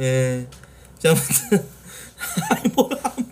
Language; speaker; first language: Korean; native; Korean